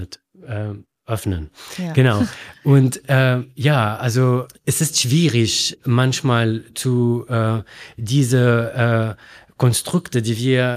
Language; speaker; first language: German; non-native, learner; Arabic